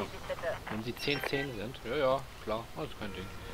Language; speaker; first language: German; native; German